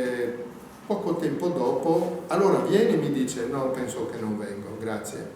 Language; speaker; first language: Italian; native; Italian